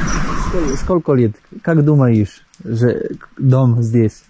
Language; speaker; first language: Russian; non-native, learner; Polish